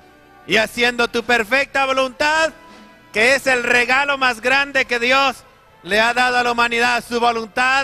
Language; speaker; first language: Spanish; native; Spanish